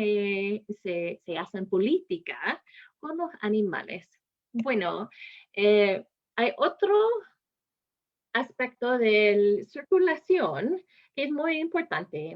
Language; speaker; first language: Spanish; non-native, fluent; English